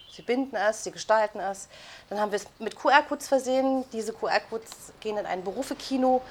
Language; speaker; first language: German; native; German